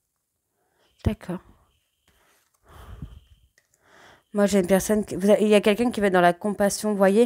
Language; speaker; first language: French; native; French